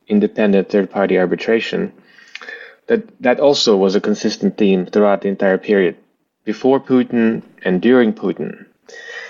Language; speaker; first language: English; non-native, fluent; Russian